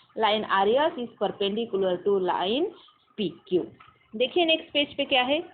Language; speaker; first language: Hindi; non-native, local second language; Marathi